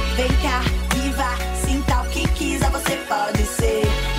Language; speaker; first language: Portuguese; native; Portuguese